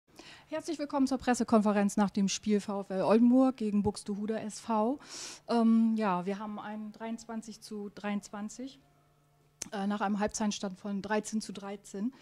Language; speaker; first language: German; native; German